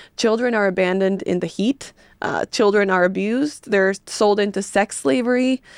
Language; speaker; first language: English; early bilingual, other home language; Spanish